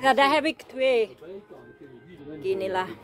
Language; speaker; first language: Dutch; non-native, learner; Indonesian